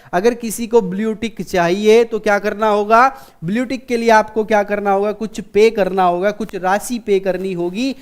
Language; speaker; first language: Hindi; native; Hindi